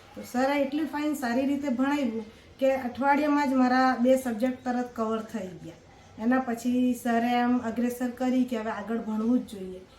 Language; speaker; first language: Gujarati; non-native, local second language; Hindi